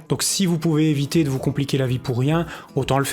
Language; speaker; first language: French; native; French